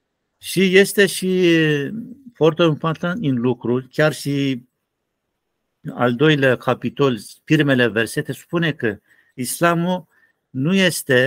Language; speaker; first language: Romanian; non-native, learner; Turkish